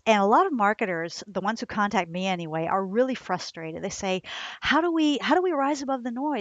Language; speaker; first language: English; native; English